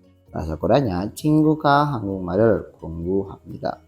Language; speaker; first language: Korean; non-native, learner; Indonesian